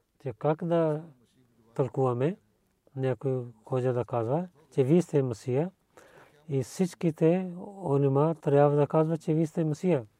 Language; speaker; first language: Bulgarian; non-native, learner; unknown